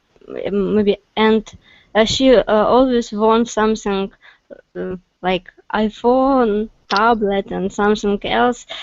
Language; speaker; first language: English; non-native, learner; Russian